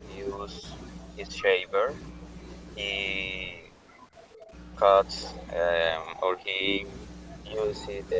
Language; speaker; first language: English; non-native, learner; Spanish